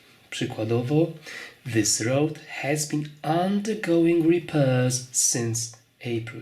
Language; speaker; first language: English; non-native, fluent; Polish